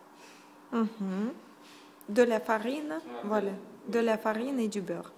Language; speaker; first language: French; non-native, fluent; Russian